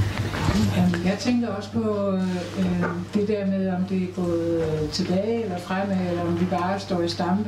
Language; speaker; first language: Danish; native; Danish